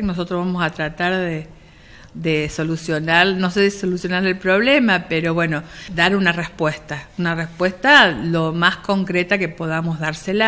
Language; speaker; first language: Spanish; native; Spanish